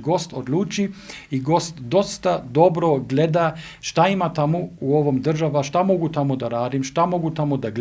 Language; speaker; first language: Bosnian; non-native, learner; German